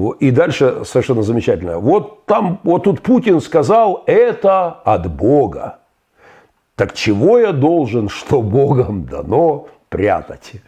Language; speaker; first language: Russian; native; Russian